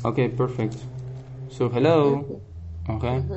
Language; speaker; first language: English; non-native, fluent; Spanish